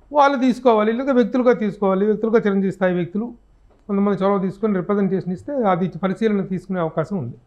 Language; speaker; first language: Telugu; native; Telugu